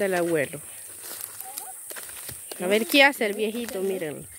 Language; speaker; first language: Spanish; native; Spanish